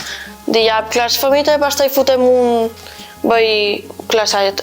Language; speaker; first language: Albanian; early bilingual, heritage; Albanian